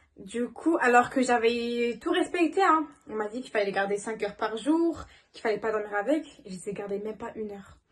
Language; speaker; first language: French; native; French